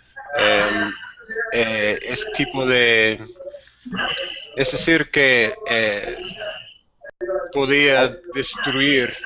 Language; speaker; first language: Spanish; non-native, learner; English